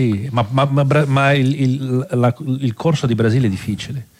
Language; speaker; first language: Italian; non-native, fluent; Portuguese